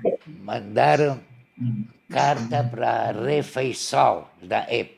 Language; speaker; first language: Portuguese; non-native, learner; Arabic